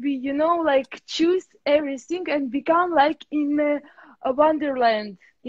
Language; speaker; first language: English; non-native, learner; Russian